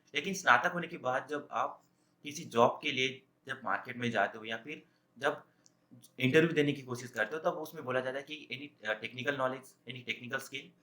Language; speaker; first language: Hindi; native; Hindi